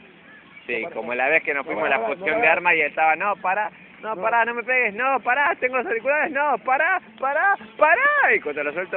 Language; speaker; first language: Spanish; native; Spanish